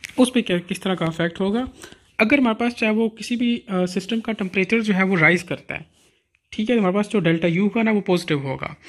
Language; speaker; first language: Urdu; non-native, local second language; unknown